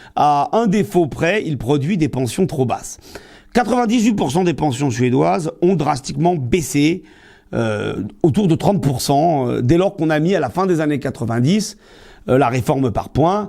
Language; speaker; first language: French; native; French